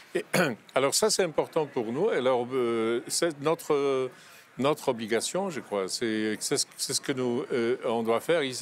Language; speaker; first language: French; non-native, fluent; Polish